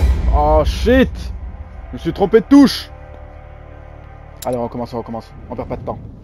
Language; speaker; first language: French; native; French